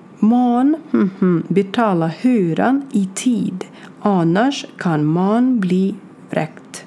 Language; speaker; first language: Swedish; non-native, learner; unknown